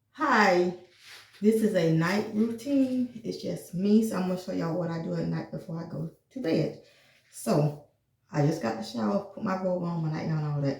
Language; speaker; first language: English; native; English